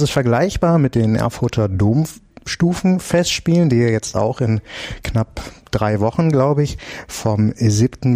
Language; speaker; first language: German; native; German